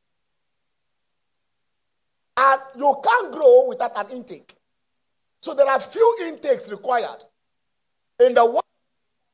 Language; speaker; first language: English; non-native, local second language; Yoruba